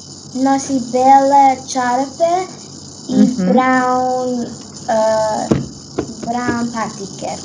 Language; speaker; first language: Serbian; early bilingual, heritage; Serbian